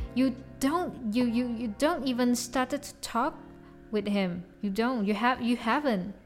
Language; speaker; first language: English; non-native, local second language; Chinese